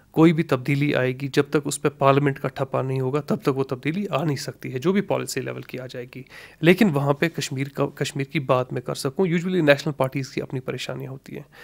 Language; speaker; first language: Urdu; non-native, local second language; Kashmiri